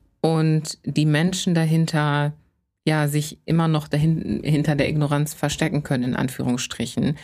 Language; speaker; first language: German; native; German